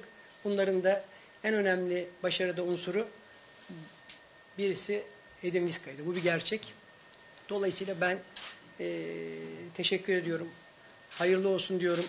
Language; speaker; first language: Turkish; native; Turkish